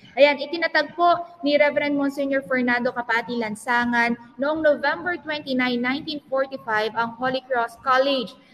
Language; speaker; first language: Filipino; non-native, local second language; Pampanga